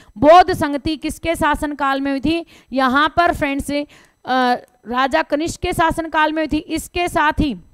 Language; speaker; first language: Hindi; native; Hindi